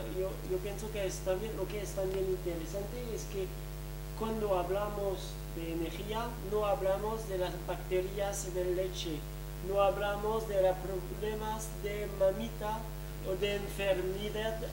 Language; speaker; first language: Spanish; non-native, fluent; French